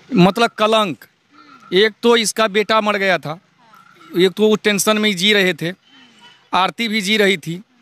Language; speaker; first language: Hindi; native; Hindi